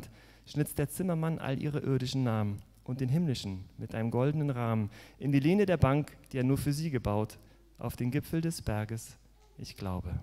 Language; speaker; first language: German; native; German